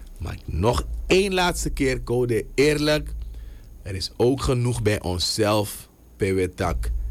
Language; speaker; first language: Dutch; native; Dutch